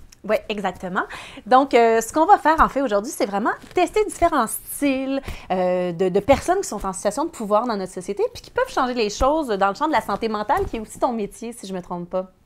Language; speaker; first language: French; native; French